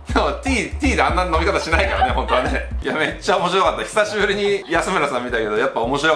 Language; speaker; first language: Japanese; native; Japanese